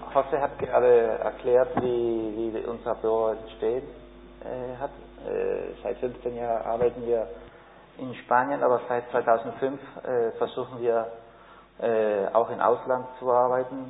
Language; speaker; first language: German; non-native, fluent; Spanish